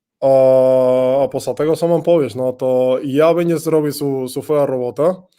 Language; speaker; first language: Polish; non-native, learner; Spanish